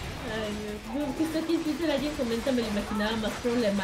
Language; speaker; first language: Spanish; native; Spanish